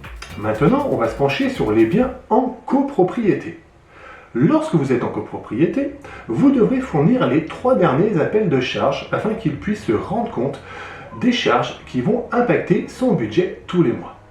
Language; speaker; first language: French; native; French